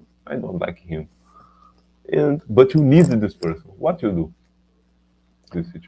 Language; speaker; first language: English; non-native, learner; Portuguese